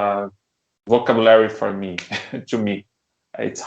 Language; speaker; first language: English; non-native, learner; Portuguese